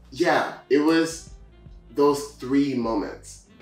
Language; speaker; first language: English; native; English